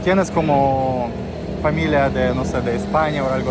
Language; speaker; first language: Spanish; non-native, learner; Russian